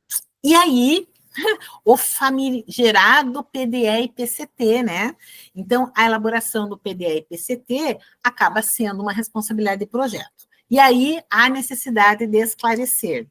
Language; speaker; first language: Portuguese; native; Portuguese